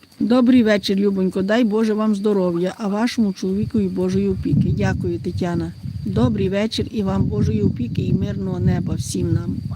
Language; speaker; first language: Ukrainian; native; Ukrainian